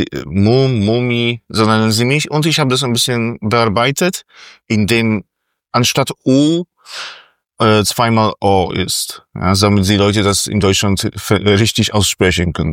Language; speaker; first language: German; non-native, fluent; Polish